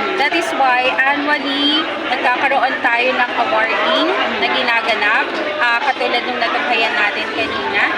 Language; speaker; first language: Filipino; non-native, local second language; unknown